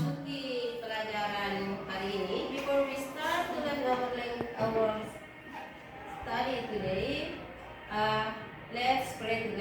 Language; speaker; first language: English; non-native, learner; Indonesian